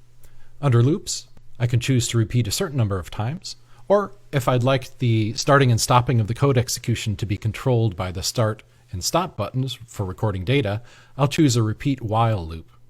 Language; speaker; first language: English; native; English